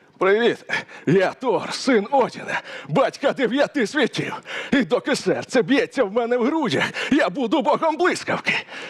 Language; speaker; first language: Ukrainian; native; Ukrainian